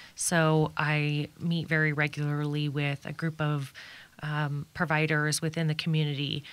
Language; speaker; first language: English; native; English